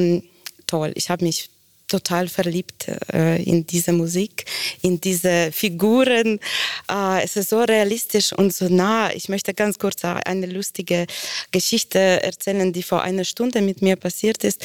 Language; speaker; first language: German; non-native, fluent; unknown